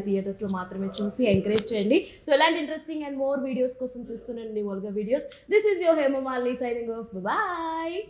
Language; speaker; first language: Telugu; native; Telugu